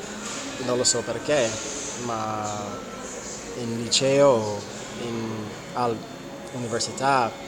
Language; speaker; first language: Italian; non-native, learner; English